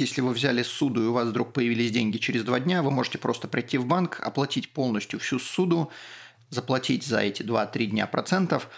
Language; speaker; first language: Russian; native; Russian